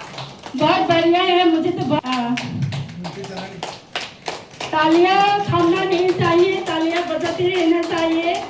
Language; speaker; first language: Hindi; non-native, local second language; Kok Borok